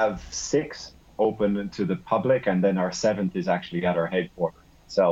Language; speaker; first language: English; native; English